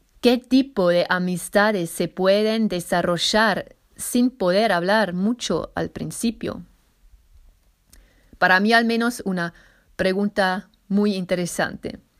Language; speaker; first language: Spanish; non-native, fluent; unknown